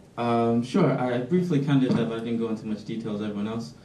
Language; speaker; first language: English; native; English